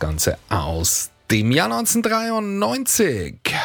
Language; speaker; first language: German; native; German